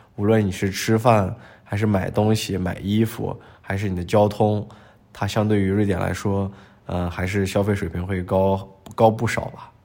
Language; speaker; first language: Chinese; native; Chinese